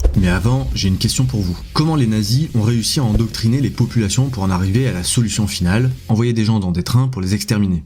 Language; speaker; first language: French; native; French